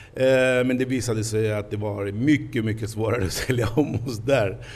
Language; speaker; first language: Swedish; non-native, fluent; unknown